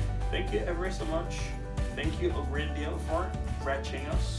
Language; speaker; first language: English; non-native, fluent; Haitian Creole